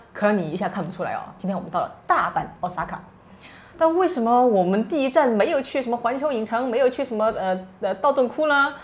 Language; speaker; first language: Chinese; native; Chinese